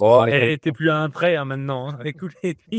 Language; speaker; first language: French; native; French